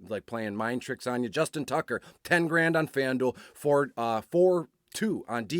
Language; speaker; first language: English; native; English